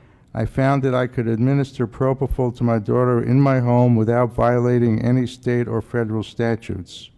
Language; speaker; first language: English; native; English